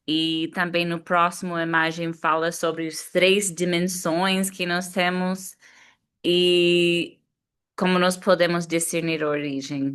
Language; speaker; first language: Portuguese; non-native, fluent; English